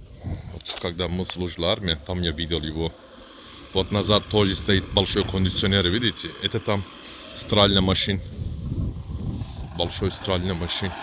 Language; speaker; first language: Russian; non-native, learner; Turkish